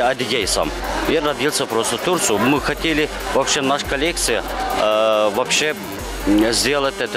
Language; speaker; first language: Russian; non-native, learner; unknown